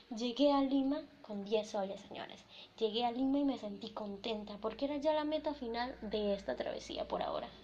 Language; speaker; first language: Spanish; native; Spanish